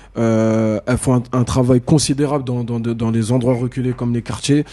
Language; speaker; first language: French; native; French